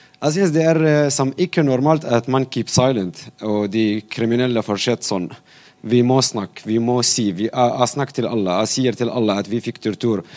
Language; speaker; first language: Norwegian; non-native, fluent; Arabic